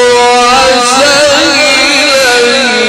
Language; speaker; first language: Arabic; native; Arabic